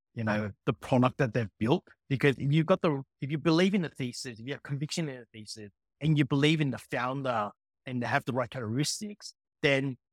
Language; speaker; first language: English; native; English